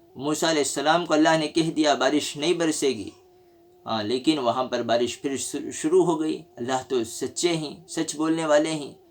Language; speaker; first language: Urdu; native; Urdu